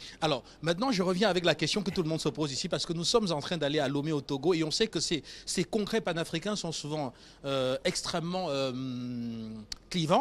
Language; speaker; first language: French; native; French